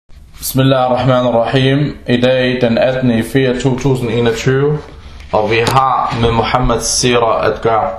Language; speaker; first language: Danish; non-native, fluent; Arabic